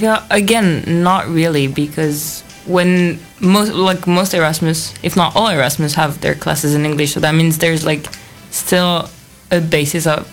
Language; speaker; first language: English; non-native, fluent; Polish